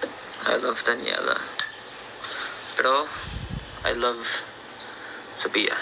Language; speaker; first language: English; non-native, local second language; Filipino